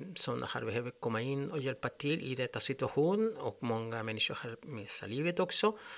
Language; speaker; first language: Swedish; non-native, learner; Spanish